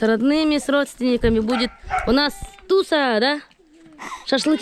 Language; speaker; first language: Russian; non-native, local second language; Yakut